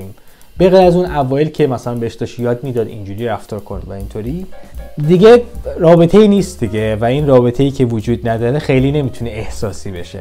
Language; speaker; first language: Persian; native; Persian